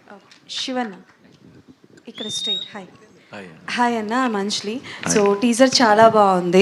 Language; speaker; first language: Telugu; native; Telugu